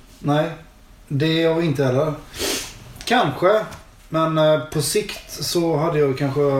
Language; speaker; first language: Swedish; native; Swedish